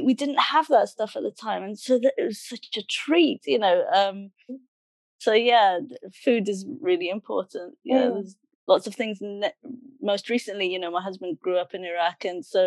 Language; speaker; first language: English; native; English